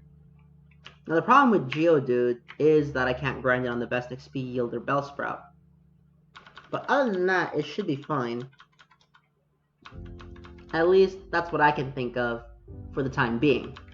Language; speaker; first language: English; native; English